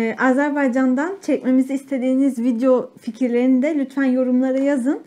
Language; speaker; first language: Turkish; native; Turkish